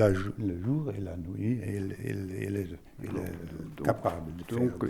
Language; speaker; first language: French; non-native, fluent; German